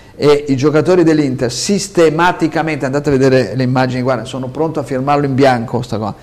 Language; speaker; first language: Italian; native; Italian